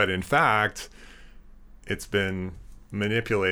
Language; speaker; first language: English; native; English